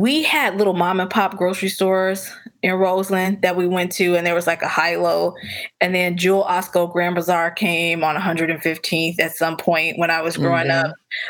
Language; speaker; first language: English; native; English